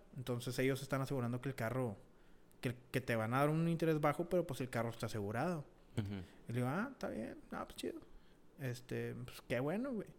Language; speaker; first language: Spanish; early bilingual, heritage; Spanish